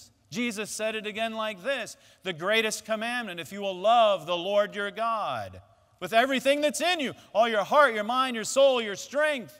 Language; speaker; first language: English; native; English